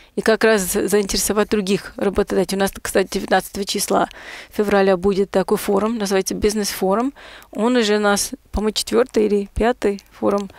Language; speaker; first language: Russian; non-native, fluent; English